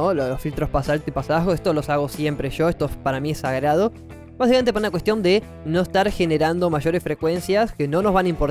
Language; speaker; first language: Spanish; native; Spanish